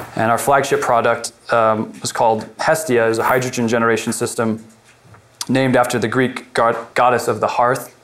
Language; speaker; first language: English; native; English